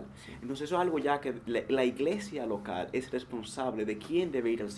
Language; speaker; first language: Spanish; native; Spanish